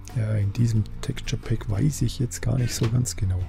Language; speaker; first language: German; native; German